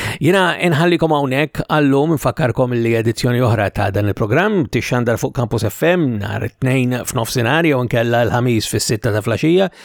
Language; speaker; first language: Maltese; native; Maltese